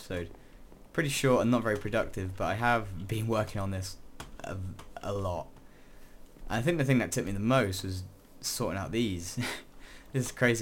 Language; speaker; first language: English; native; English